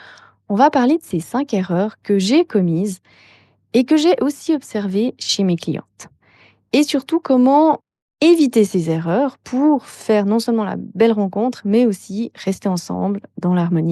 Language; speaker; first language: French; native; French